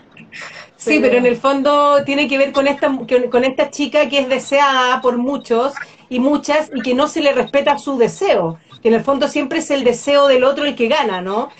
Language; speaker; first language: Spanish; native; Spanish